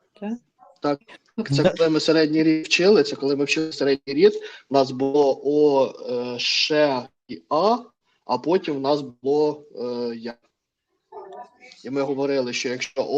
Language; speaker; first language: Ukrainian; non-native, fluent; Russian